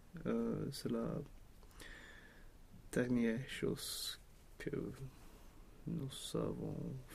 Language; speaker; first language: French; non-native, learner; Swedish